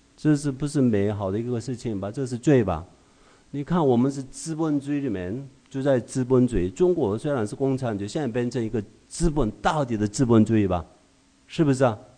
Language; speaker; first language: Chinese; non-native, fluent; Korean